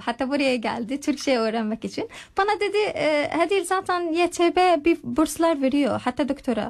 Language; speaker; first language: Turkish; non-native, fluent; Arabic